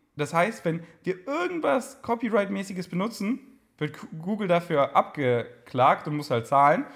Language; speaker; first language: German; native; German